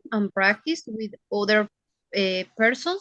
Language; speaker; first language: English; non-native, learner; Spanish